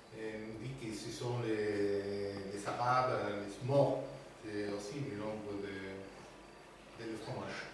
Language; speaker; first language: French; non-native, learner; Spanish